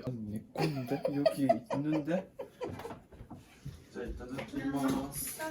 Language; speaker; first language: Korean; non-native, learner; Japanese